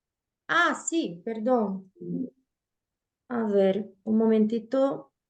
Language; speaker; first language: Spanish; non-native, fluent; Portuguese